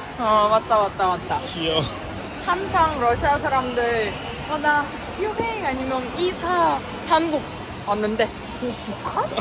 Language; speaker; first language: Korean; non-native, learner; Russian